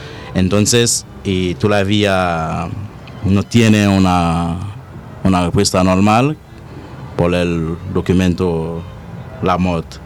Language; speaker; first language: Spanish; non-native, learner; Haitian Creole